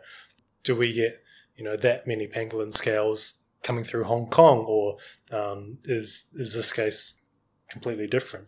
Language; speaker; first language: English; native; English